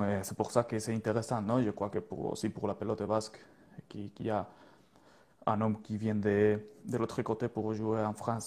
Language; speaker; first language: French; non-native, learner; Spanish